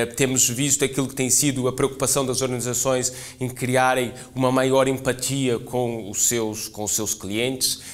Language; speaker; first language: Portuguese; native; Portuguese